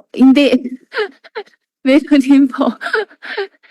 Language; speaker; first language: Filipino; non-native, local second language; Chinese